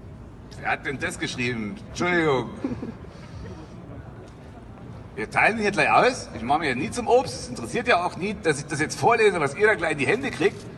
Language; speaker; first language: German; native; German